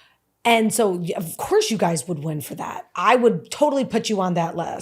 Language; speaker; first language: English; native; English